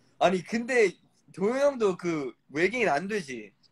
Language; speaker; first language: Korean; early bilingual, heritage; Korean